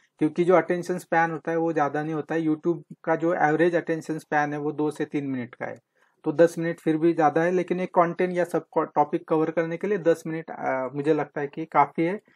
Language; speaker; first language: Hindi; non-native, local second language; Marathi